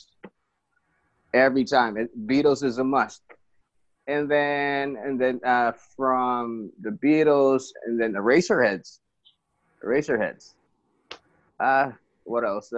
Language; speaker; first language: English; non-native, local second language; Filipino